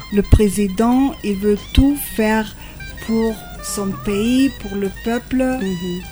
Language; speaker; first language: French; non-native, fluent; German